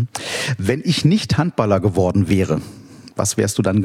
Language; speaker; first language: German; native; German